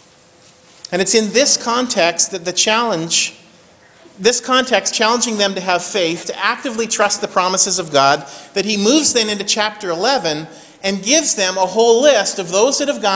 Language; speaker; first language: English; native; English